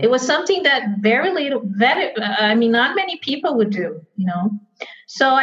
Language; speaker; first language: English; non-native, fluent; Portuguese